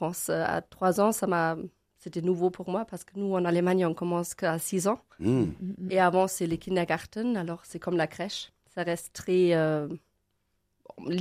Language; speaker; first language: French; non-native, learner; German